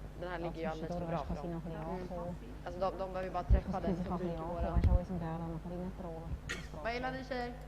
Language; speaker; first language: Swedish; native; Swedish